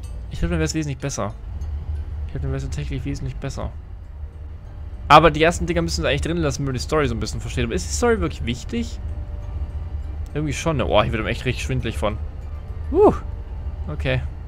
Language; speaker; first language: German; native; German